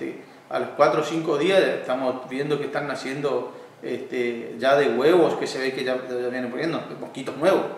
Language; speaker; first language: Spanish; native; Spanish